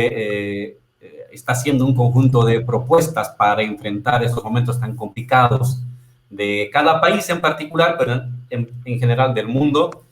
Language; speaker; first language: Spanish; native; Spanish